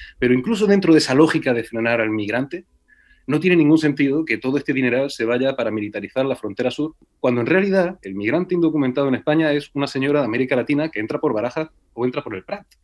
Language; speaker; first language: Spanish; native; Spanish